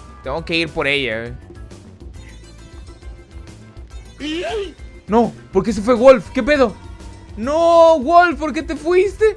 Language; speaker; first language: Spanish; native; Spanish